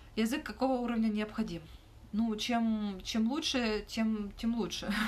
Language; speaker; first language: Russian; non-native, local second language; Ukrainian